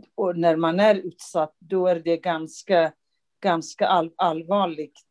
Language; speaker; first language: Swedish; non-native, fluent; Kurdish